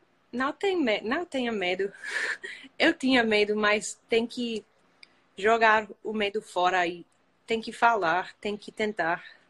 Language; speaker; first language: Portuguese; non-native, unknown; English